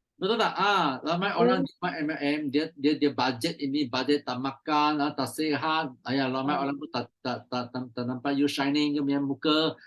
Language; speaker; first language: Malay; non-native, local second language; Chinese